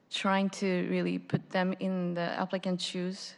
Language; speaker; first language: English; non-native, fluent; Japanese